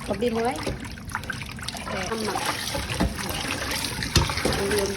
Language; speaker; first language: Arabic; non-native, learner; Indonesian